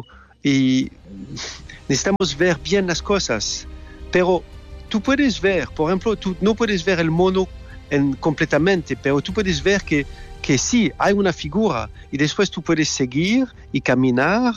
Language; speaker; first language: Spanish; non-native, learner; French